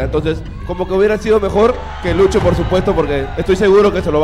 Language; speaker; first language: Spanish; native; Spanish